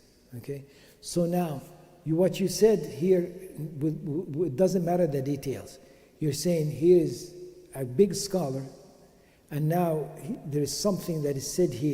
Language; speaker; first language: English; non-native, fluent; Arabic